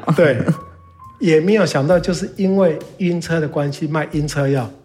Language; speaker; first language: Chinese; native; Chinese